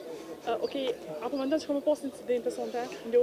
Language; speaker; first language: Albanian; native; Albanian